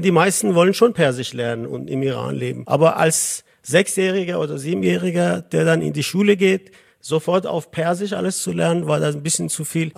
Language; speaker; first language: German; non-native, fluent; Azerbaijani